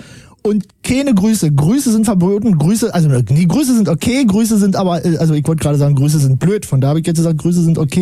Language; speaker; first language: German; native; German